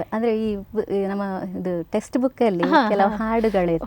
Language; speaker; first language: Kannada; native; Kannada